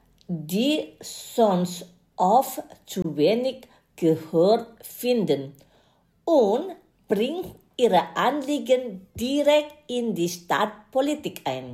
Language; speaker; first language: German; non-native, fluent; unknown